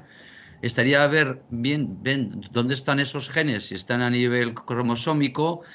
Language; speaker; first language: Spanish; native; Spanish